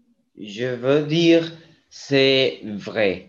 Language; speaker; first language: French; non-native, learner; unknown